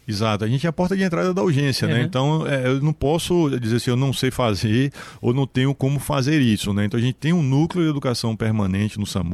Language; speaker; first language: Portuguese; native; Portuguese